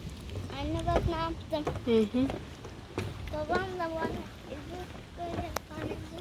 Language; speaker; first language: Turkish; early bilingual, other home language; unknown